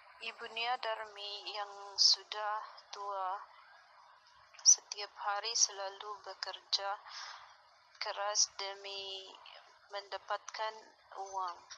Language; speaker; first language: Indonesian; non-native, learner; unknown